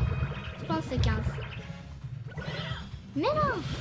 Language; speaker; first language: French; early bilingual, heritage; French